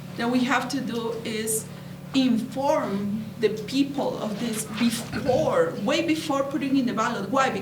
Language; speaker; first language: English; non-native, fluent; Spanish